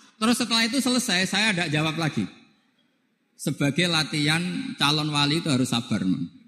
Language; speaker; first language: Indonesian; non-native, local second language; Javanese